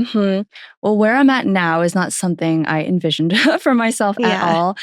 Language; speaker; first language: English; native; English